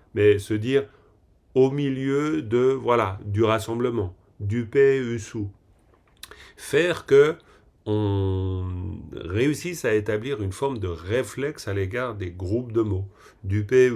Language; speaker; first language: French; native; French